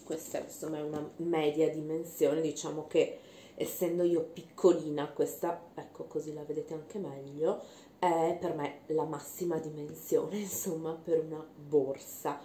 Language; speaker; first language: Italian; native; Italian